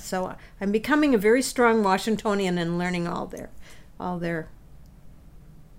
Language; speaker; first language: English; native; English